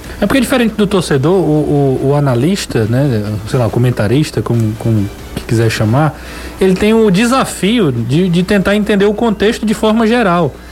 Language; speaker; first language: Portuguese; native; Portuguese